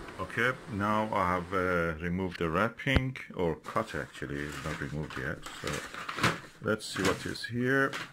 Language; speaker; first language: English; non-native, fluent; Persian